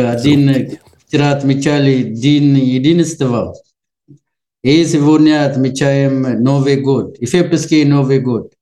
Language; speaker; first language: Russian; non-native, learner; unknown